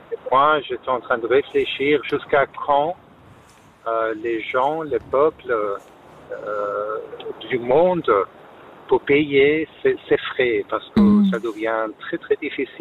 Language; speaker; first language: French; non-native, fluent; Persian